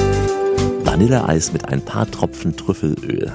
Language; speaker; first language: German; native; German